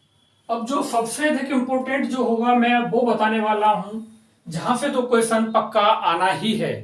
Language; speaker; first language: Hindi; native; Hindi